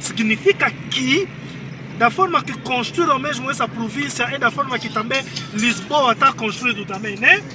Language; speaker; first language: Portuguese; non-native, learner; Lingala